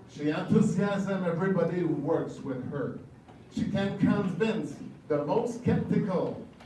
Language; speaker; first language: English; non-native, fluent; French